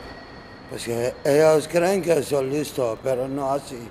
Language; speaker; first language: Spanish; non-native, learner; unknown